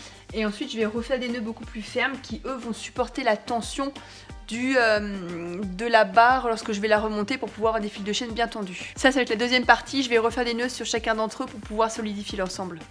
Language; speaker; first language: French; native; French